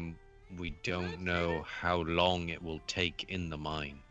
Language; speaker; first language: English; native; English